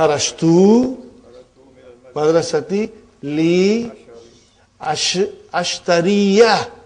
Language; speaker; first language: Arabic; non-native, fluent; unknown